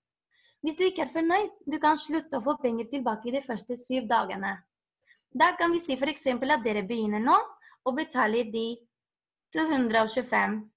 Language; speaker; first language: Norwegian; non-native, fluent; Spanish